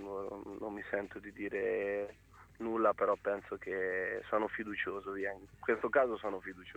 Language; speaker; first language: Italian; native; Italian